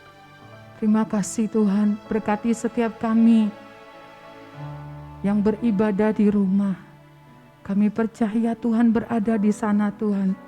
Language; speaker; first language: Indonesian; native; Indonesian